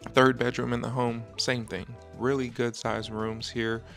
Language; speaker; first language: English; native; English